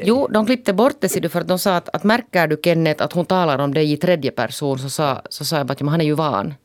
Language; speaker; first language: Swedish; native; Swedish